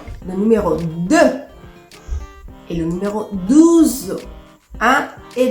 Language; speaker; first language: French; non-native, fluent; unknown